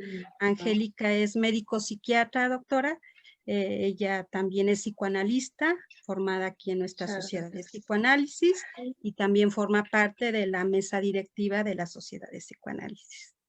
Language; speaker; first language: Spanish; native; Spanish